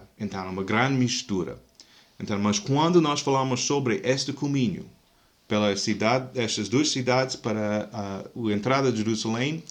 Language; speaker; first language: Portuguese; non-native, fluent; English